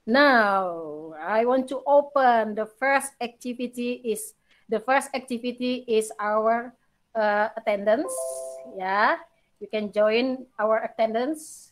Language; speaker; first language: English; non-native, learner; Indonesian